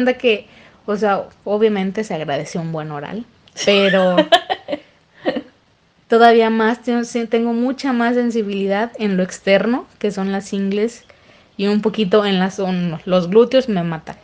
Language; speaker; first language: Spanish; native; Spanish